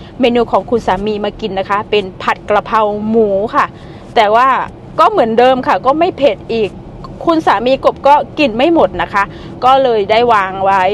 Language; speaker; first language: Thai; native; Thai